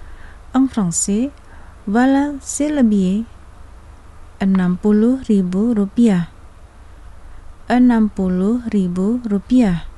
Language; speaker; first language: French; non-native, fluent; Indonesian